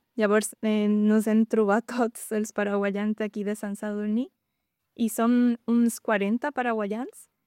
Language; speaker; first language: Catalan; non-native, learner; Guarani